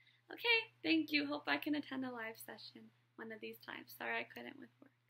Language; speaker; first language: English; native; English